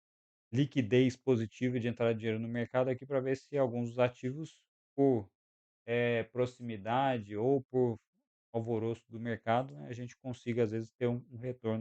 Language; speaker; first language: Portuguese; native; Portuguese